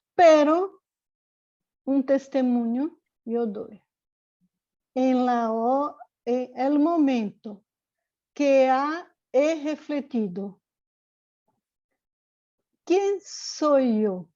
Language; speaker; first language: Spanish; non-native, learner; Portuguese